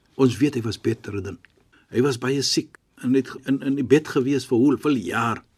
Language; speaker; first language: Afrikaans; non-native, fluent; Arabic